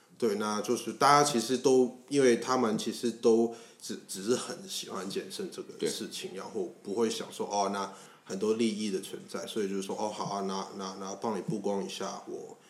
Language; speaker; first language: Chinese; non-native, local second language; Cantonese